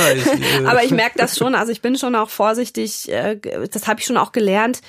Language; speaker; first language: German; native; German